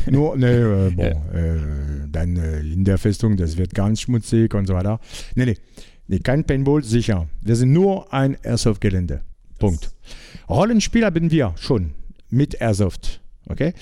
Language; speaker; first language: German; non-native, learner; French